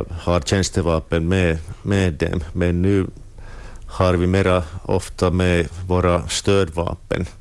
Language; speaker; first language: Swedish; non-native, local second language; Finnish